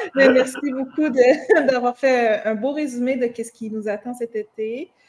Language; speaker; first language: French; native; French